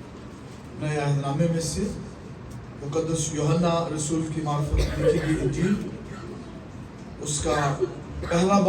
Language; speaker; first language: Urdu; native; Urdu